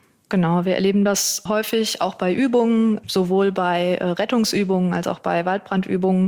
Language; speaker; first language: German; native; German